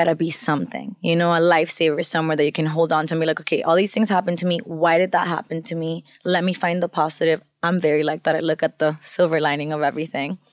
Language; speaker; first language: English; non-native, fluent; Spanish